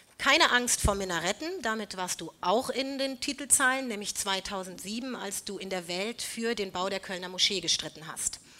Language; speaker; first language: German; native; German